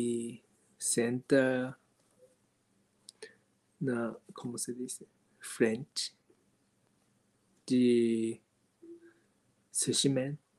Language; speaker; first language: Portuguese; non-native, learner; Japanese